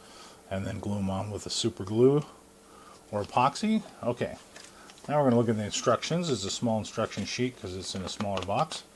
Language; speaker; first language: English; native; English